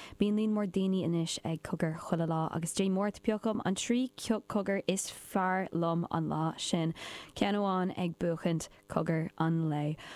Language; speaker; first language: Irish; non-native, local second language; English